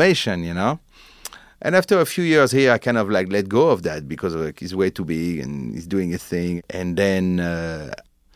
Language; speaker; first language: English; non-native, fluent; French